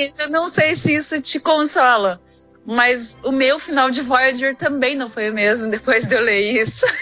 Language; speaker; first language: Portuguese; native; Portuguese